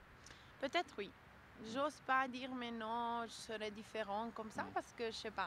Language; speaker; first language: French; non-native, local second language; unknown